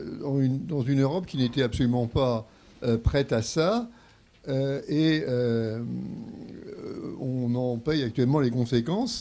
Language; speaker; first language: French; native; French